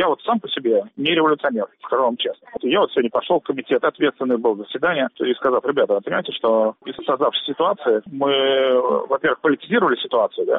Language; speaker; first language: Russian; native; Russian